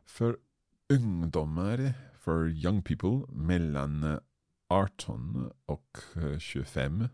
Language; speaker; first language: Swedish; non-native, learner; English